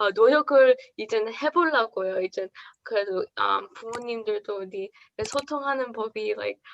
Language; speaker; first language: Korean; early bilingual, other home language; English